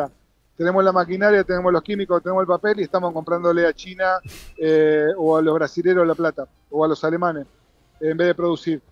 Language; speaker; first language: Spanish; native; Spanish